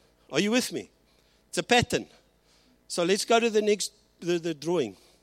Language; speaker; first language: English; early bilingual, other home language; Afrikaans